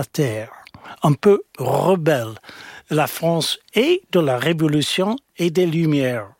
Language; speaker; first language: French; non-native, fluent; English